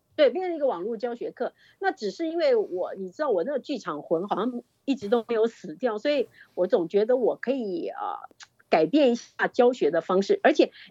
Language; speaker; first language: Chinese; native; Chinese